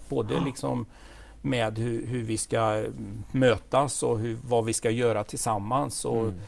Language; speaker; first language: Swedish; native; Swedish